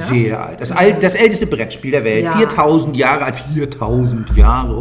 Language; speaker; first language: German; native; German